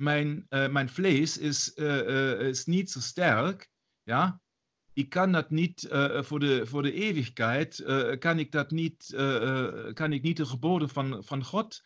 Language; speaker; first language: Dutch; non-native, learner; German